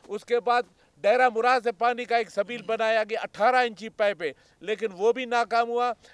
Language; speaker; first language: Urdu; non-native, local second language; Baluchi